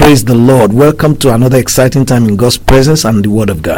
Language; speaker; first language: English; non-native, local second language; Yoruba